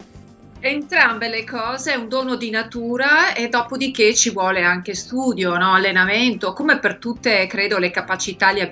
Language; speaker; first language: Italian; native; Italian